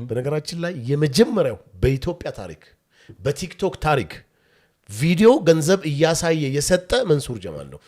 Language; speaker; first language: Amharic; non-native, local second language; Oromo